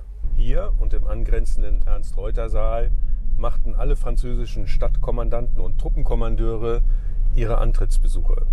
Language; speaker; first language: German; native; German